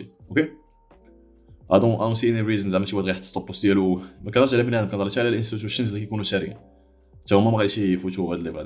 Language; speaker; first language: Arabic; native; Arabic